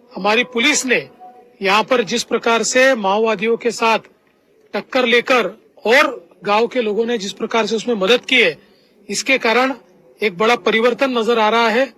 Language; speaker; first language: Hindi; non-native, local second language; Marathi